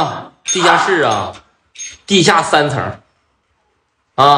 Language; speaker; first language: Chinese; native; Chinese